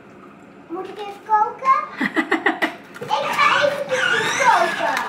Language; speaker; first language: Dutch; early bilingual, other home language; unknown